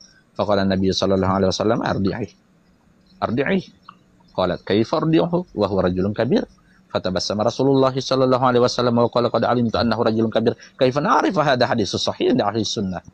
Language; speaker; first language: Arabic; non-native, learner; Indonesian